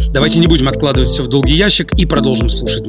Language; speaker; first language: Russian; native; Russian